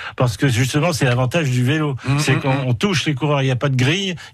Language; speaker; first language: French; native; French